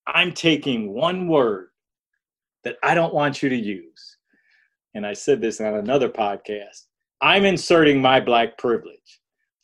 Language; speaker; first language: English; native; English